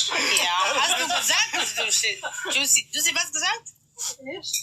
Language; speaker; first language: German; non-native, learner; Arabic